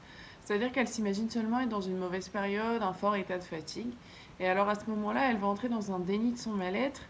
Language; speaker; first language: French; native; French